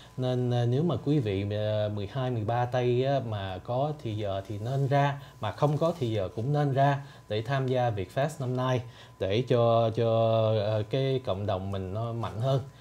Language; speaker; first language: Vietnamese; early bilingual, heritage; Vietnamese